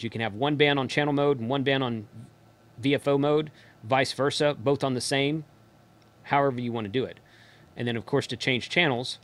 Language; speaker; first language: English; native; English